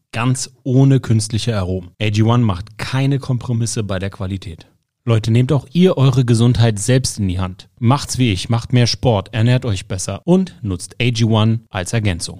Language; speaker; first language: German; native; German